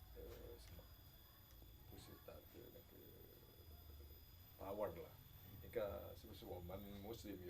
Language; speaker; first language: Chinese; non-native, learner; Indonesian